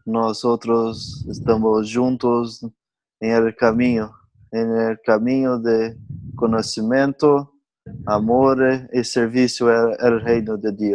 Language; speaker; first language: Spanish; non-native, learner; Portuguese